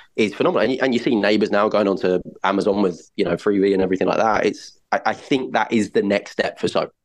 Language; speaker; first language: English; native; English